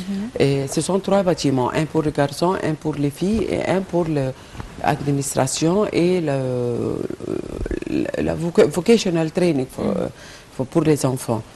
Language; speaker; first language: French; non-native, fluent; Arabic